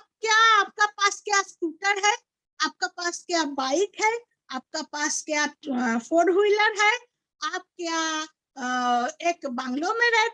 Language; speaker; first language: Hindi; non-native, local second language; Bangla